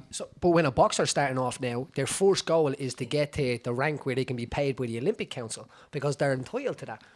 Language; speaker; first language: English; native; English